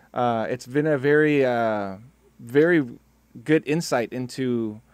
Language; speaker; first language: English; early bilingual, other home language; Spanish